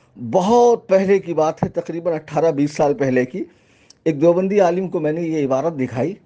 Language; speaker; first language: Urdu; native; Urdu